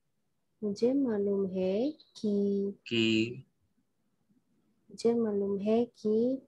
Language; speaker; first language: Hindi; non-native, learner; Indonesian